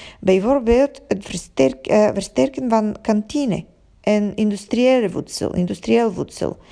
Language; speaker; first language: Dutch; non-native, fluent; Bulgarian